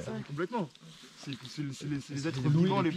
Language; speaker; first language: French; native; French